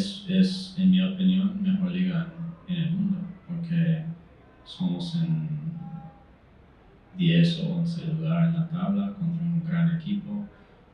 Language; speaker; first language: Spanish; non-native, fluent; English